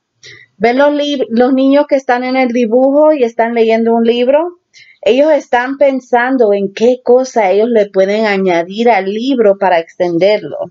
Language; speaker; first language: Spanish; early bilingual, heritage; Spanish